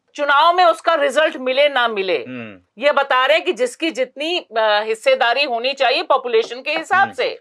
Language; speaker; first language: Hindi; native; Hindi